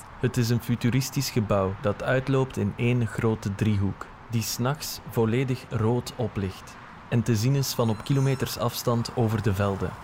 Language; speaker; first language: Dutch; native; Dutch